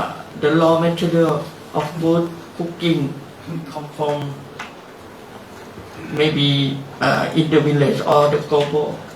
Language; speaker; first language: English; non-native, learner; Thai